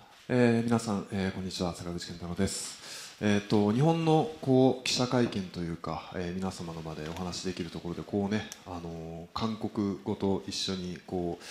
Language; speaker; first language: Japanese; native; Japanese